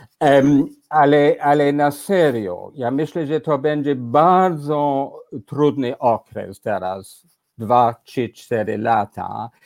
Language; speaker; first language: Polish; non-native, fluent; English